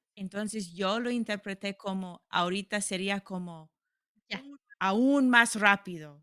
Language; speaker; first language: Spanish; non-native, fluent; English